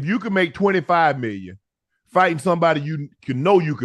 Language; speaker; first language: English; native; English